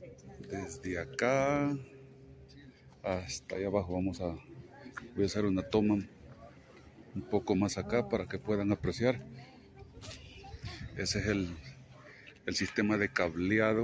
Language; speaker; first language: Spanish; native; Spanish